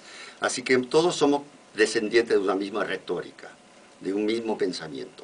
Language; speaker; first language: Spanish; non-native, fluent; English